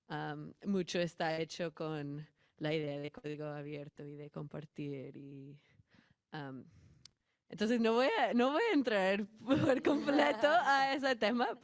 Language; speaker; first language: Spanish; non-native, fluent; English